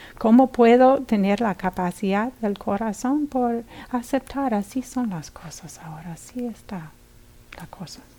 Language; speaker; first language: Spanish; non-native, fluent; English